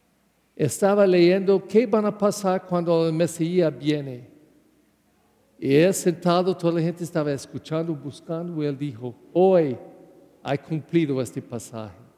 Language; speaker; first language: Spanish; non-native, learner; English